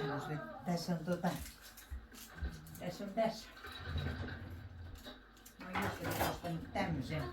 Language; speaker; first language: Finnish; native; Finnish